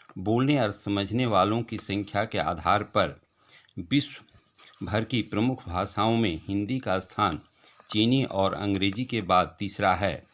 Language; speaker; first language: Hindi; native; Hindi